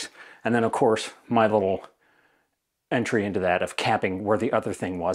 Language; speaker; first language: English; native; English